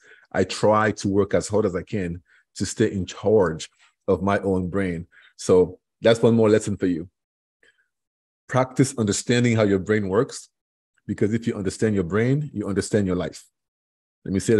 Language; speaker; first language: English; non-native, local second language; French